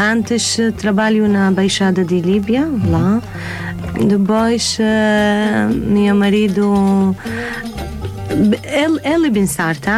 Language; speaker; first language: Portuguese; non-native, learner; Arabic